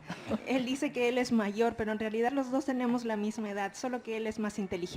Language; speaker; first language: Spanish; native; Spanish